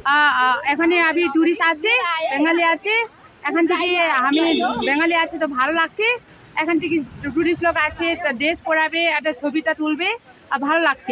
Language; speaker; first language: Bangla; non-native, learner; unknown